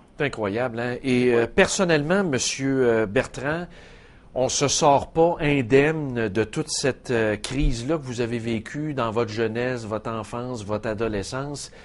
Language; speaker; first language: French; native; French